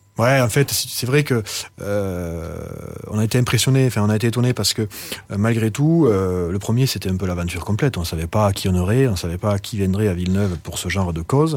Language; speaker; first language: French; native; French